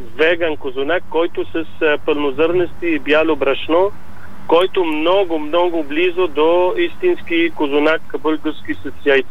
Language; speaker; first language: Bulgarian; non-native, learner; Arabic